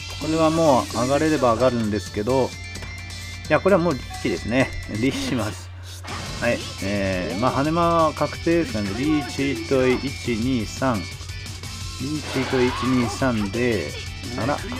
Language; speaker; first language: Japanese; native; Japanese